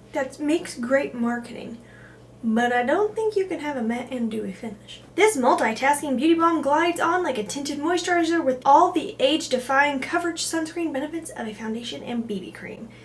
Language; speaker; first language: English; native; English